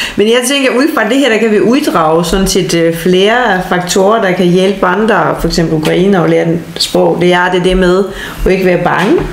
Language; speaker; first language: Danish; non-native, fluent; Ukrainian